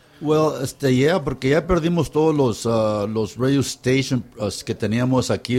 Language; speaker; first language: Spanish; early bilingual, heritage; Spanish